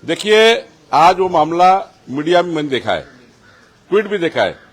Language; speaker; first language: Hindi; non-native, local second language; Marathi